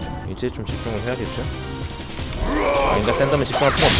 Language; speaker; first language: Korean; native; Korean